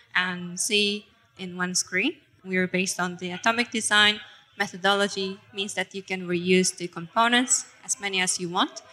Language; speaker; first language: English; non-native, fluent; Japanese